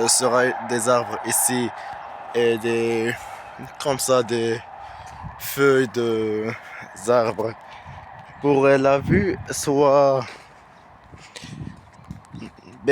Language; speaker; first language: French; non-native, learner; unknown